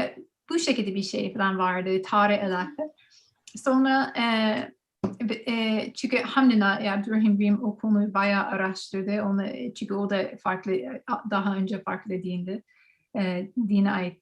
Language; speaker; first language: Turkish; non-native, learner; English